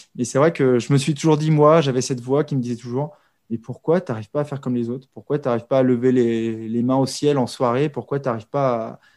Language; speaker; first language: French; native; French